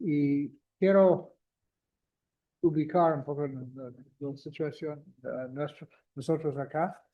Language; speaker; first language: Spanish; non-native, fluent; English